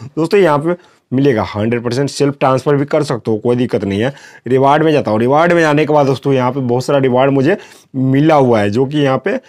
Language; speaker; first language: Hindi; native; Hindi